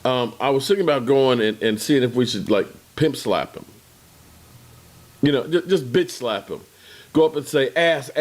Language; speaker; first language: English; native; English